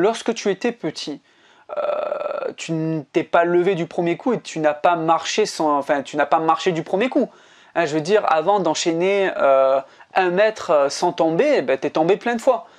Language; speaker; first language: French; native; French